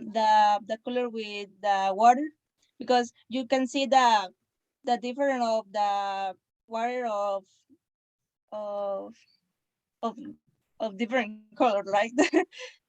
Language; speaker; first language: English; non-native, learner; Spanish